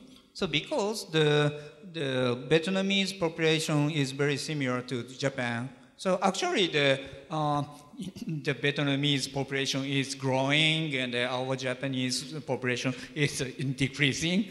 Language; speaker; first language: English; non-native, learner; Japanese